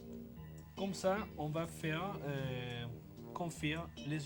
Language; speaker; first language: French; non-native, fluent; Spanish